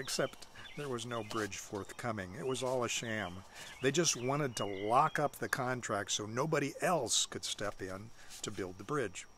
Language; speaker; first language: English; native; English